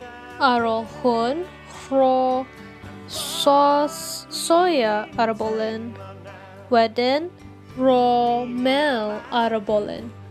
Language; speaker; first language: Welsh; non-native, learner; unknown